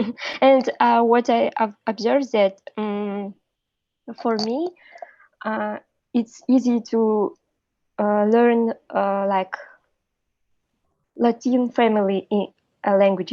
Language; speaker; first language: English; non-native, learner; Russian